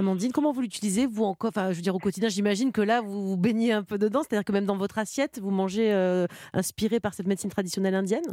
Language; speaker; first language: French; native; French